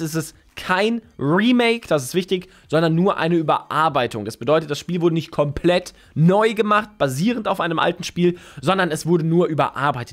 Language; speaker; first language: German; native; German